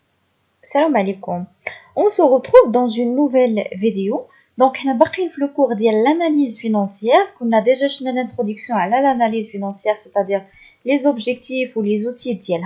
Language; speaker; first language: French; non-native, local second language; Arabic